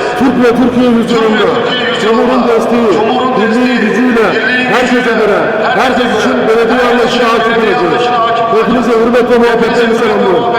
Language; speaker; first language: Turkish; native; Turkish